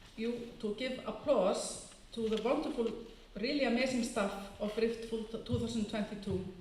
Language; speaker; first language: English; non-native, fluent; Icelandic